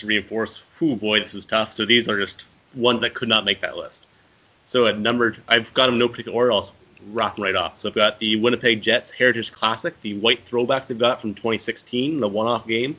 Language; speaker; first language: English; native; English